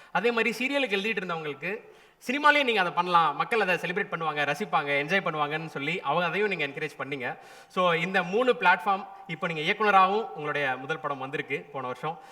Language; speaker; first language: Tamil; native; Tamil